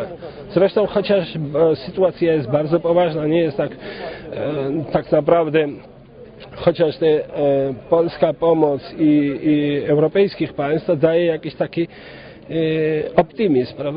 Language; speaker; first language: Polish; non-native, fluent; Georgian